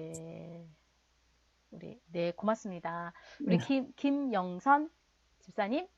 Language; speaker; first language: Korean; native; Korean